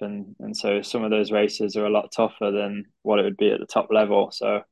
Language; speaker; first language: English; native; English